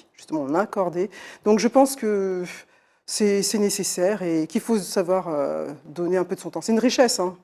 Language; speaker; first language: French; native; French